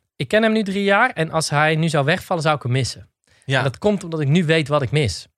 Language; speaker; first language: Dutch; native; Dutch